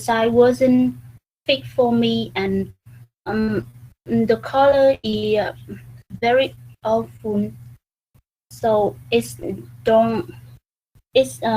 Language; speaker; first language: English; non-native, learner; Vietnamese